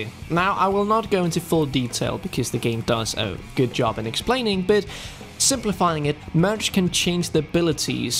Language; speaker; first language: English; non-native, fluent; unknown